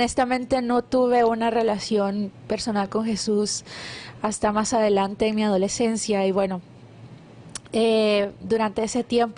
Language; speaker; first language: Spanish; native; Spanish